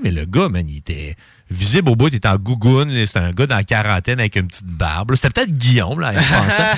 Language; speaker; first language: French; native; French